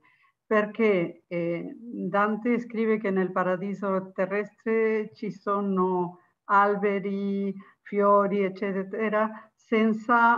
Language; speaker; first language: Italian; non-native, fluent; Spanish